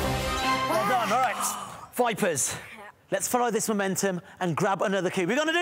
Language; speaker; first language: English; native; English